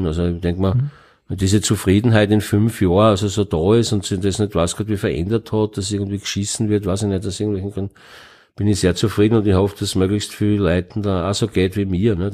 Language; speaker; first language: German; native; German